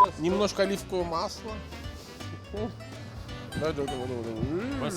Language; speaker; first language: Russian; non-native, fluent; Italian